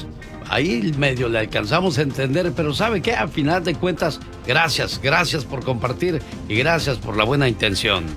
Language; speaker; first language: Spanish; native; Spanish